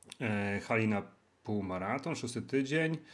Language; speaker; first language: Polish; native; Polish